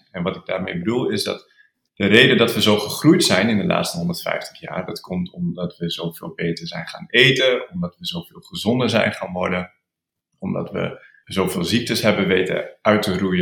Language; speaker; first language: Dutch; native; Dutch